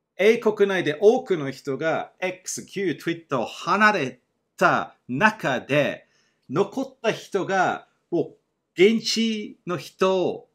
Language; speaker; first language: Japanese; non-native, fluent; English